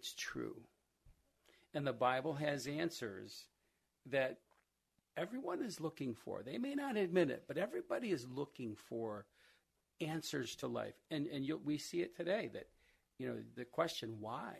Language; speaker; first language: English; native; English